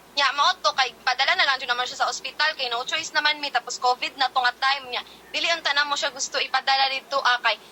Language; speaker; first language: Cebuano; native; Cebuano